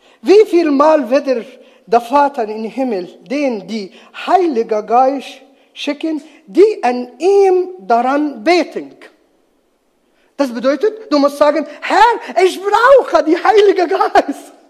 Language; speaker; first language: German; non-native, learner; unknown